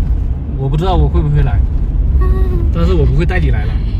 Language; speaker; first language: Chinese; native; Chinese